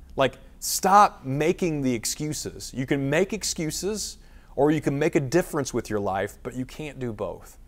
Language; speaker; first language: English; native; English